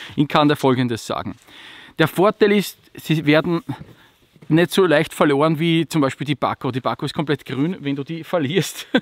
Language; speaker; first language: German; native; German